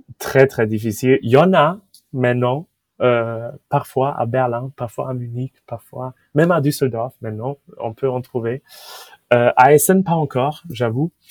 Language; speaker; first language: French; non-native, fluent; German